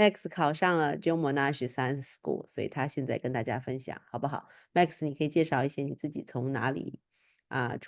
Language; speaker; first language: Chinese; native; Chinese